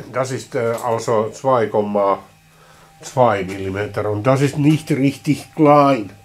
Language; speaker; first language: German; non-native, learner; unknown